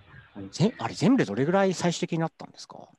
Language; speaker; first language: Japanese; native; Japanese